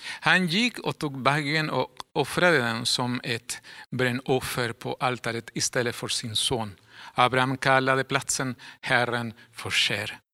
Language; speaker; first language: Swedish; non-native, fluent; Spanish